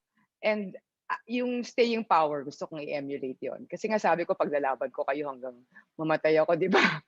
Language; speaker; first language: Filipino; native; Filipino